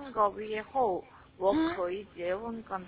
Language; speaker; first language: Chinese; non-native, learner; Korean